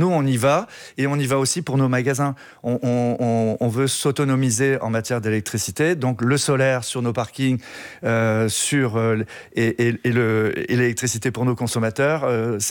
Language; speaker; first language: French; native; French